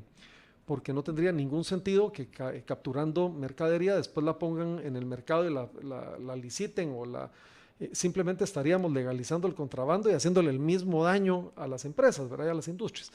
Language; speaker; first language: Spanish; native; Spanish